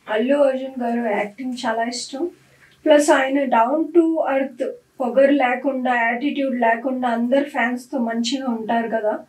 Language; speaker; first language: Telugu; non-native, local second language; Punjabi